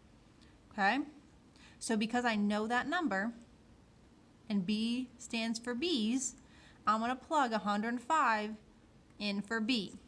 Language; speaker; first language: English; native; English